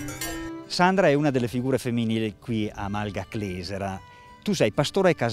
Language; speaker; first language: Italian; native; Italian